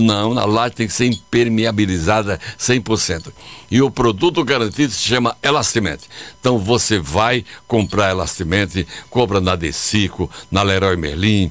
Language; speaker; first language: Portuguese; native; Portuguese